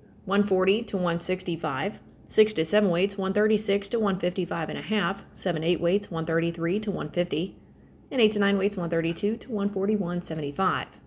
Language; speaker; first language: English; native; English